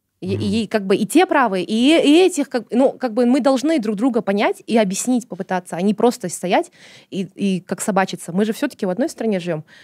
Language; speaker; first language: Russian; non-native, local second language; Kazakh